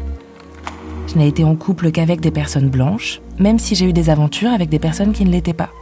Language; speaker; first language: French; native; French